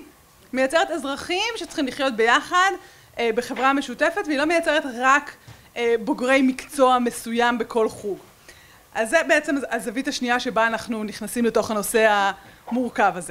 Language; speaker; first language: Hebrew; native; Hebrew